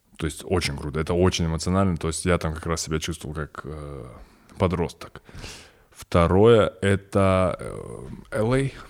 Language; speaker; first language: Russian; native; Russian